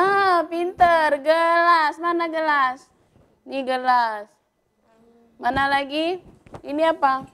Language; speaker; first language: Indonesian; native; Indonesian